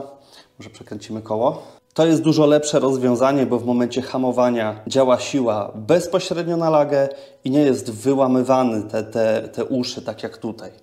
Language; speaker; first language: Polish; native; Polish